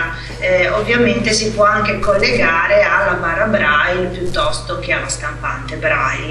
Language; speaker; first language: Italian; native; Italian